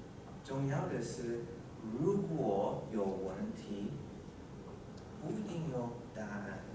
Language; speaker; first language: Chinese; non-native, learner; English